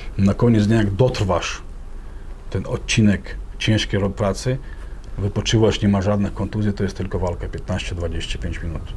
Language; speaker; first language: Polish; non-native, fluent; Chechen